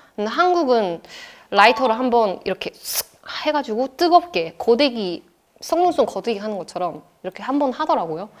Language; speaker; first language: Korean; non-native, fluent; Chinese